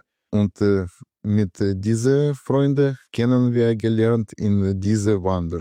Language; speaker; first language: German; non-native, learner; Ukrainian